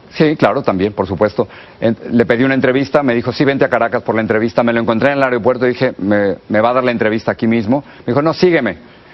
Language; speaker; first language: Spanish; native; Spanish